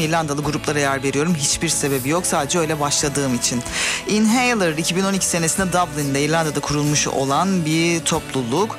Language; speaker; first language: Turkish; native; Turkish